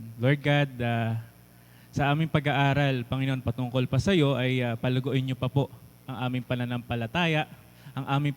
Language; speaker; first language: Filipino; native; Filipino